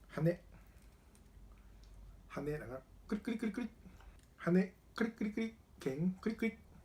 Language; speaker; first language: Thai; non-native, learner; Japanese